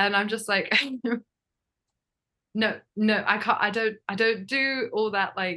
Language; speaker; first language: English; non-native, fluent; Japanese